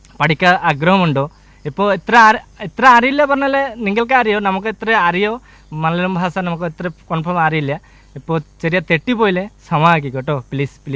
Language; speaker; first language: Malayalam; non-native, local second language; Bangla